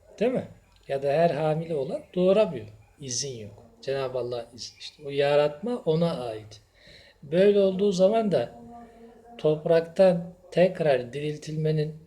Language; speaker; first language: Turkish; native; Turkish